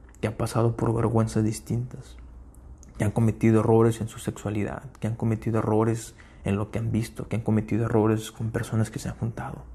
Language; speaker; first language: Spanish; early bilingual, heritage; Spanish